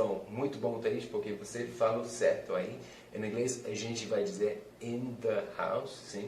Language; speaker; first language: Portuguese; non-native, fluent; English